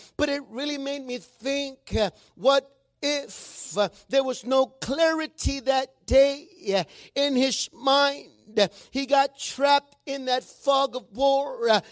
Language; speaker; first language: English; non-native, fluent; Spanish